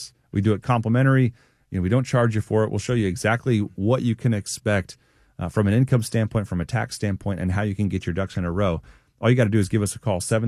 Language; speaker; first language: English; native; English